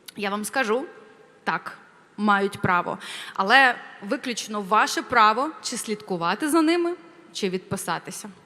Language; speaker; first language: Ukrainian; non-native, local second language; Russian